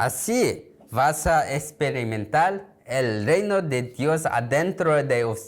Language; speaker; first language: Spanish; non-native, learner; Korean